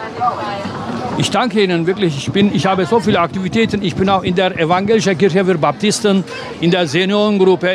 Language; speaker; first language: German; non-native, fluent; Turkish